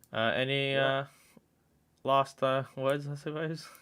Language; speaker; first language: English; native; English